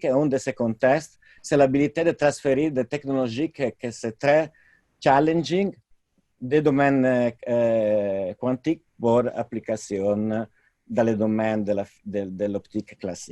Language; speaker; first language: French; non-native, fluent; Italian